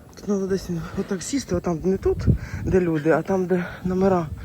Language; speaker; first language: Ukrainian; non-native, local second language; Russian